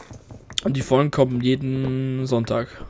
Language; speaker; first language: German; native; German